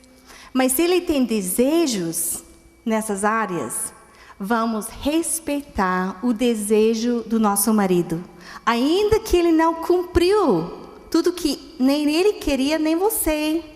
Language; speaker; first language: Portuguese; non-native, fluent; English